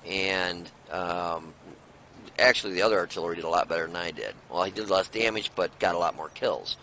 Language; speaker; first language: English; native; English